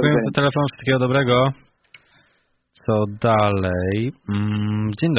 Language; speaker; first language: Polish; native; Polish